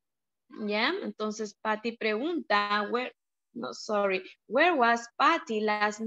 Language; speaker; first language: English; non-native, learner; Spanish